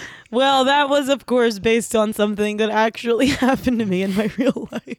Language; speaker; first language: English; native; English